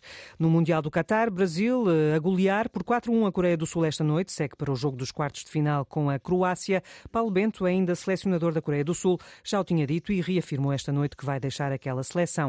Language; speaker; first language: Portuguese; native; Portuguese